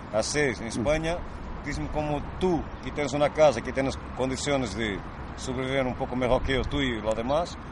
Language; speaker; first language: Spanish; non-native, fluent; Romanian